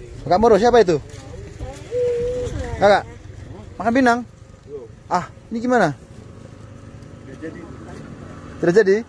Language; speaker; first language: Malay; non-native, local second language; Javanese